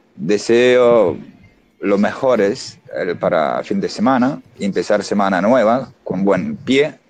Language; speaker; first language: Spanish; non-native, learner; Latvian